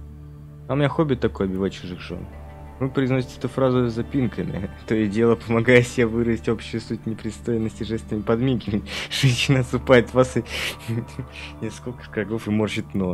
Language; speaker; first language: Russian; native; Russian